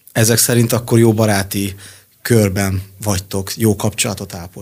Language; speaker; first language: Hungarian; native; Hungarian